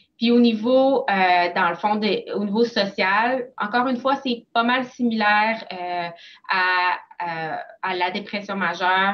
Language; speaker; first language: French; native; French